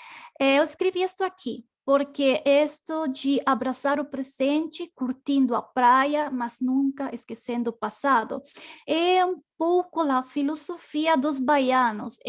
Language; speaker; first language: Portuguese; non-native, learner; Spanish